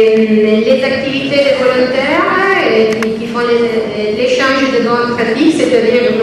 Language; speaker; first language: French; non-native, learner; Italian